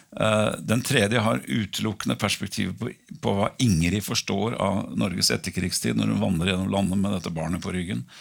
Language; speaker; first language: Norwegian; native; Norwegian